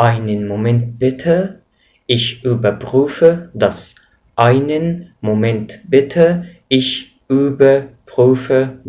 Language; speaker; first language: German; non-native, fluent; Arabic